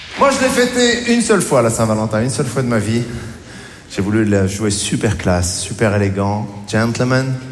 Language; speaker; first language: French; native; French